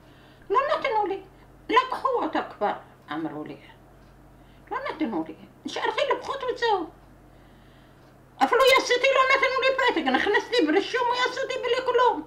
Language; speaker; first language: Hebrew; non-native, learner; Arabic